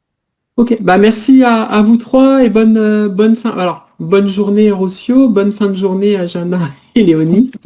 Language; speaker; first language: French; native; French